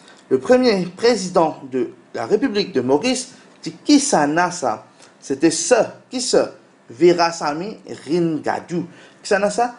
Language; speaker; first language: French; non-native, local second language; Morisyen